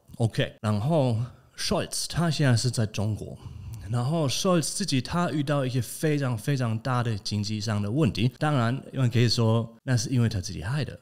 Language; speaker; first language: Chinese; non-native, fluent; German